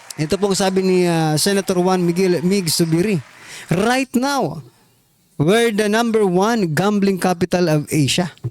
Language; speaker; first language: Filipino; non-native, local second language; Waray